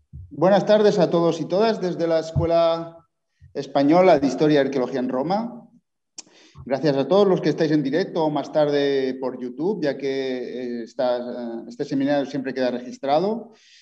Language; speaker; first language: Spanish; native; Spanish